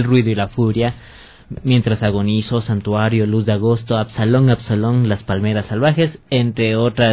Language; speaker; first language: Spanish; native; Spanish